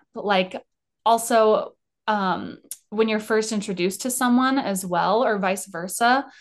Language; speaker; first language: English; native; English